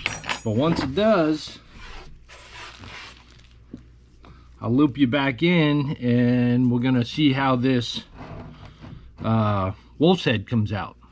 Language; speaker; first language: English; native; English